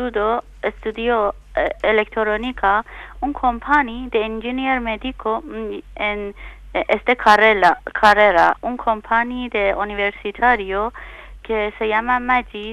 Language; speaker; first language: Spanish; non-native, learner; Persian